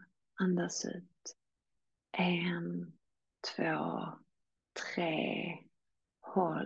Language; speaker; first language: Swedish; native; Swedish